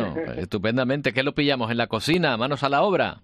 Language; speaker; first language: Spanish; native; Spanish